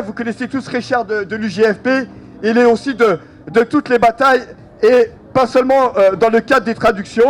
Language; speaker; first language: French; native; French